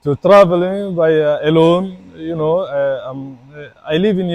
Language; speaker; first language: English; non-native, learner; French